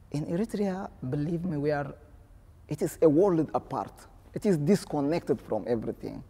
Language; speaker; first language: English; non-native, fluent; Tigrinya